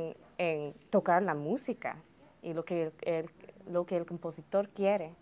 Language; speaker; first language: Spanish; early bilingual, heritage; Spanish